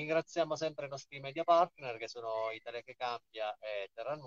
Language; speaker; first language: Italian; native; Italian